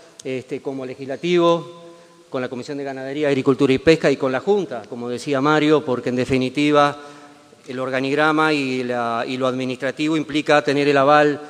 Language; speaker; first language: Spanish; native; Spanish